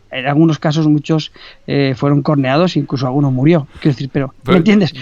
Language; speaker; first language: Spanish; native; Spanish